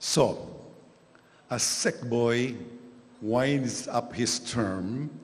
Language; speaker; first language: English; non-native, local second language; Filipino